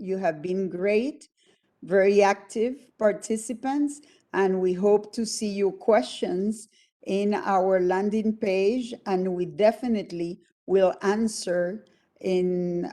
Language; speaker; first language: English; non-native, fluent; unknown